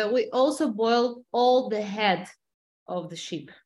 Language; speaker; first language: English; non-native, fluent; Russian